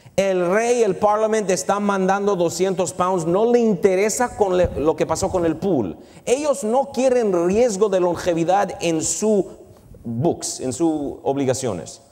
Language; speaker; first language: Spanish; early bilingual, heritage; Spanish